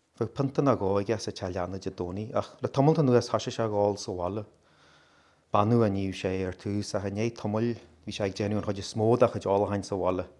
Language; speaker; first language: Irish; native; Irish